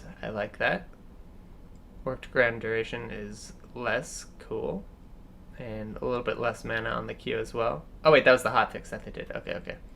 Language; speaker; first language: English; native; English